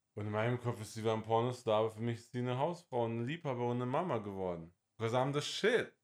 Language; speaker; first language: German; non-native, fluent; English